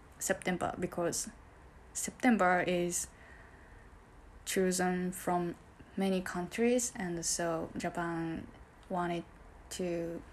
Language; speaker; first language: English; non-native, learner; Japanese